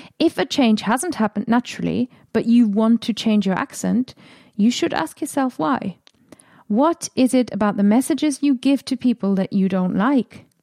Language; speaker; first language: English; non-native, fluent; German